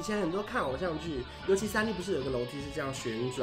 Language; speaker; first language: Chinese; native; Chinese